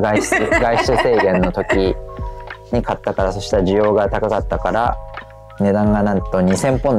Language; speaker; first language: Japanese; native; Japanese